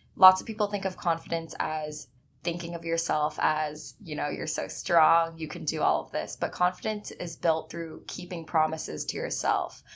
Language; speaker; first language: English; early bilingual, other home language; Chinese